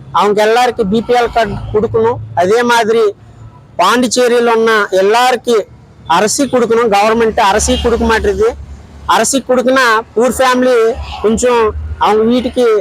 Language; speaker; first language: Tamil; non-native, local second language; Telugu